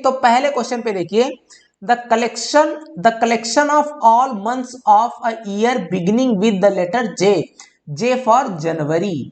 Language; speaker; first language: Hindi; native; Hindi